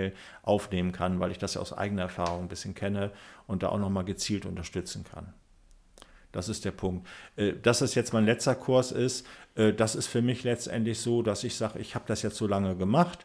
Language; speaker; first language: German; native; German